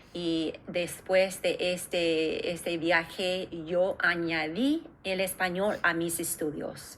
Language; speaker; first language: Spanish; non-native, fluent; English